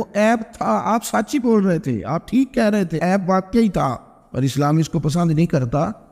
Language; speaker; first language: Urdu; non-native, local second language; Punjabi